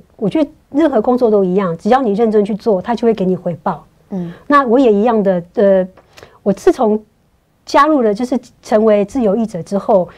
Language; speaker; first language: Chinese; native; Chinese